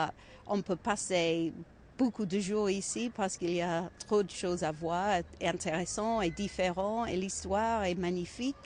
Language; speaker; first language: French; non-native, learner; English